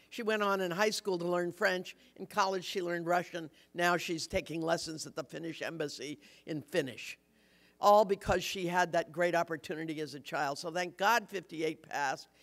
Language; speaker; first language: English; native; English